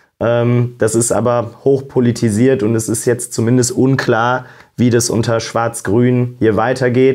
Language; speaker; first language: German; native; German